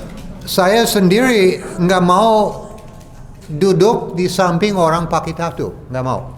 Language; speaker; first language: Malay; non-native, fluent; English